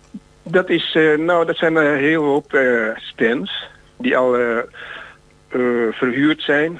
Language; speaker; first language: Dutch; non-native, fluent; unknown